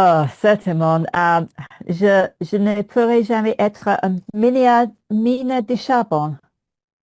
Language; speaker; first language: French; non-native, learner; English